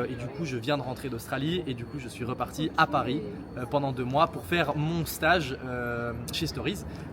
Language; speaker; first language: French; native; French